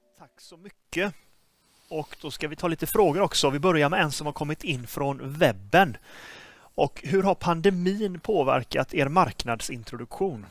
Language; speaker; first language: Swedish; native; Swedish